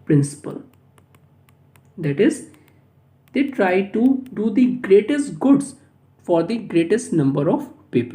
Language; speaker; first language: English; non-native, local second language; Hindi